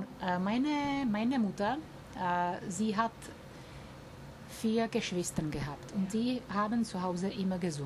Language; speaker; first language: German; non-native, learner; Czech